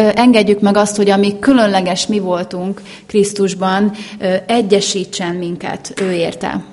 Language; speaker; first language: Hungarian; native; Hungarian